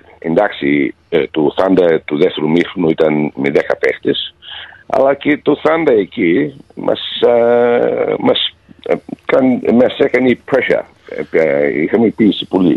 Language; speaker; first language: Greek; early bilingual, heritage; Greek